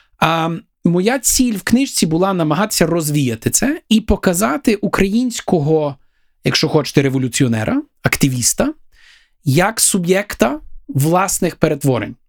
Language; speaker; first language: Ukrainian; early bilingual, heritage; Ukrainian